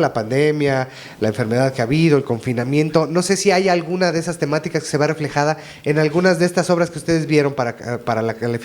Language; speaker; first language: Spanish; native; Spanish